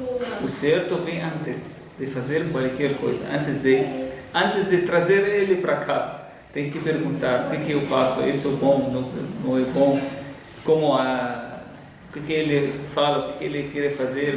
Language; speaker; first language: Portuguese; non-native, fluent; Arabic